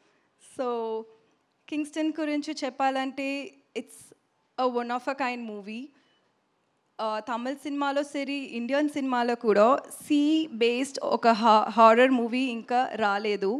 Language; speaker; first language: Telugu; non-native, learner; Tamil